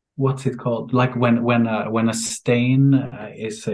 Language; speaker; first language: English; non-native, fluent; Swedish